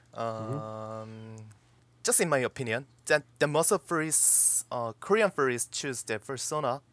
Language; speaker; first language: English; non-native, learner; Korean